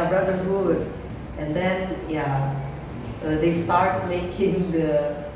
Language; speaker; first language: English; non-native, learner; Indonesian